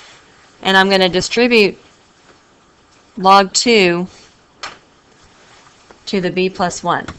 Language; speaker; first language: English; native; English